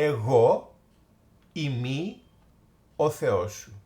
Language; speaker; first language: Greek; non-native, fluent; English